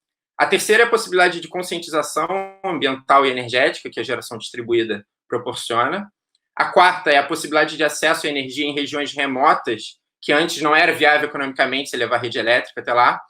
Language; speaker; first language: Portuguese; native; Portuguese